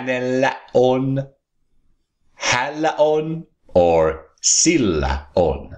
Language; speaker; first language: Finnish; non-native, fluent; English